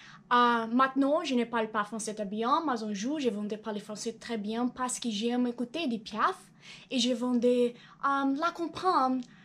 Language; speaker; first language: French; non-native, learner; Portuguese